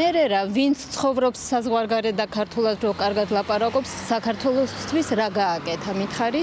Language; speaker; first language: Georgian; non-native, local second language; Russian